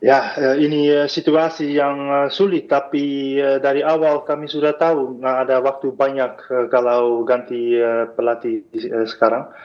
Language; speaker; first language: Indonesian; non-native, fluent; Dutch